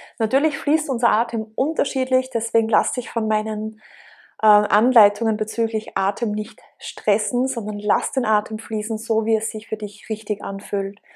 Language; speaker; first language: German; native; German